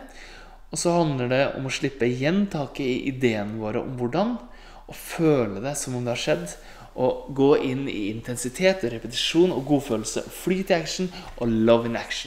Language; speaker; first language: Norwegian; native; Norwegian